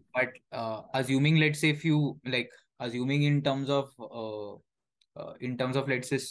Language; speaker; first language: English; non-native, local second language; Hindi